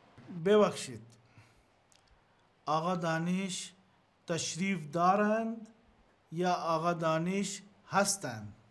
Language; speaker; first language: Persian; non-native, learner; Urdu